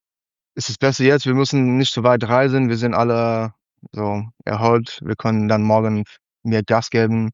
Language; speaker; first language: German; non-native, learner; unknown